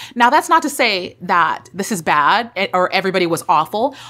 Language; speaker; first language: English; native; English